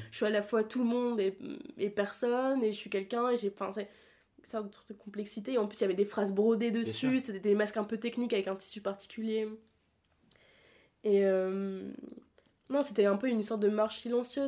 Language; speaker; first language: French; native; French